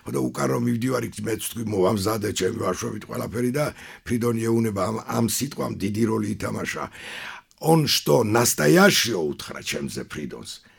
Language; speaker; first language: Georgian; non-native, local second language; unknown